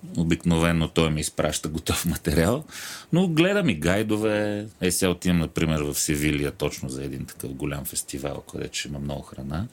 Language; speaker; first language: Bulgarian; native; Bulgarian